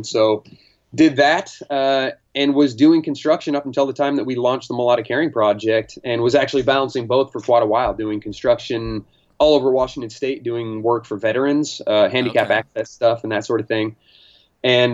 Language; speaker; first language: English; native; English